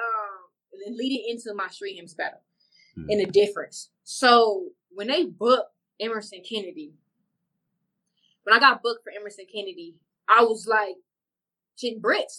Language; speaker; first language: English; native; English